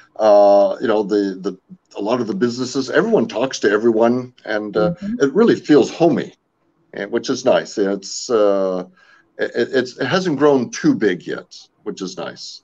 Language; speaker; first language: English; native; English